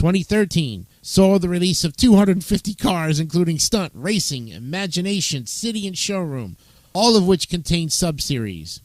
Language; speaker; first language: English; native; English